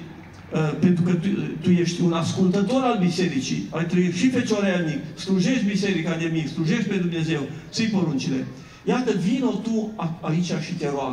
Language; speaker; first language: Romanian; native; Romanian